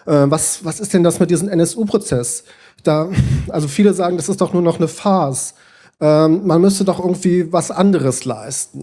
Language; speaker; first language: German; native; German